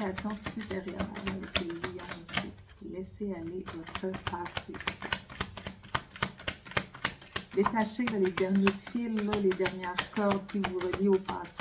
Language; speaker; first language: French; native; French